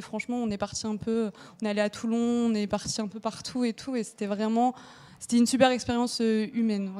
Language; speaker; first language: French; native; French